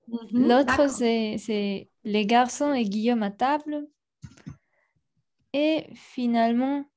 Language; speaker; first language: French; non-native, learner; Spanish